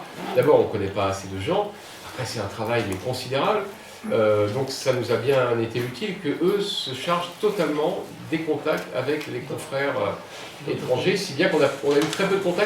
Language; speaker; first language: French; native; French